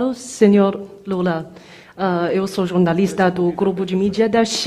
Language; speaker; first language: Portuguese; non-native, fluent; Chinese